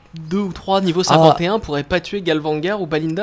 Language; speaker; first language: French; native; French